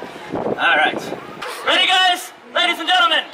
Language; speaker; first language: English; native; English